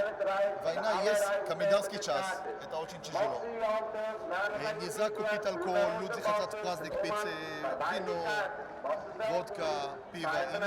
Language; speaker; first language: Russian; non-native, learner; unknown